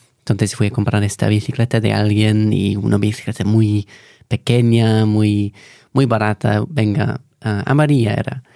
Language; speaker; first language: Spanish; non-native, fluent; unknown